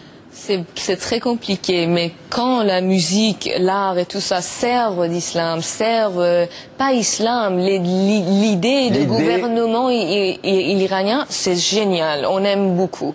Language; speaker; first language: French; non-native, learner; Persian